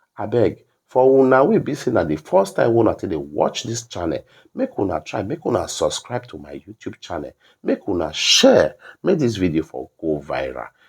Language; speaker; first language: Nigerian Pidgin; native; Nigerian Pidgin